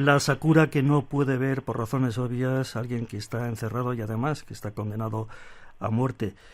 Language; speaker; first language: Spanish; native; Spanish